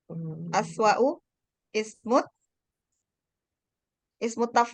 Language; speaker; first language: Arabic; non-native, fluent; Indonesian